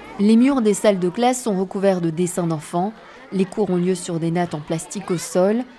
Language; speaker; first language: French; native; French